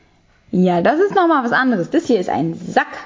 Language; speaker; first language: German; native; German